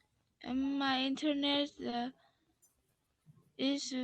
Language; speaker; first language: English; non-native, learner; Vietnamese